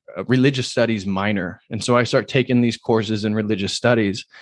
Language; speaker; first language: English; native; English